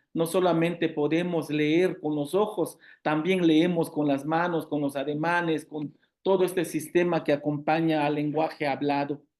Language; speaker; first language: Spanish; non-native, local second language; Zapotec